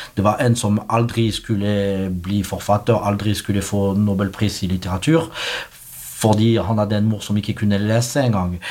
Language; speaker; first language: Norwegian; non-native, fluent; French